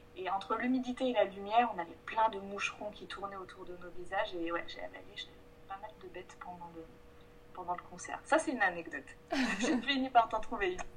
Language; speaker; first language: French; native; French